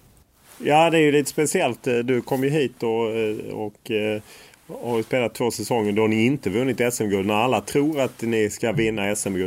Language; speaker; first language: Swedish; native; Swedish